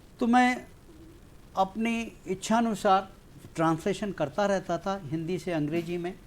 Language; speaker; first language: Hindi; native; Hindi